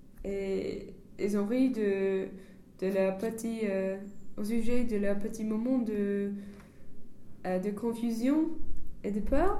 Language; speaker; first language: French; non-native, fluent; English